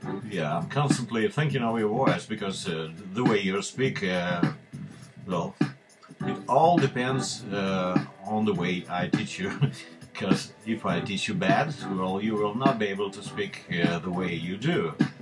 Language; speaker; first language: English; non-native, fluent; Russian